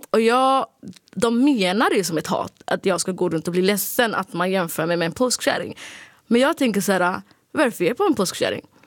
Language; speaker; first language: Swedish; early bilingual, other home language; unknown